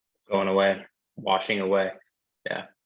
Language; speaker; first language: English; native; English